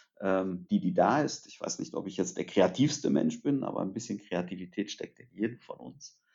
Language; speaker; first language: German; early bilingual, other home language; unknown